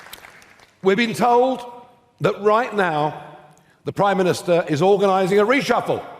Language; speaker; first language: English; native; English